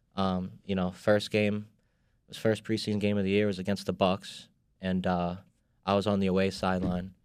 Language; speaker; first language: English; native; English